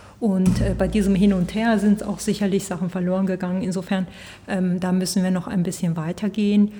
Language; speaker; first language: German; early bilingual, heritage; Spanish